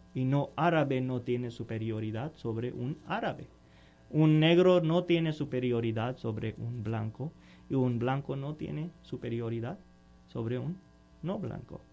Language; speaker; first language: Spanish; non-native, learner; Urdu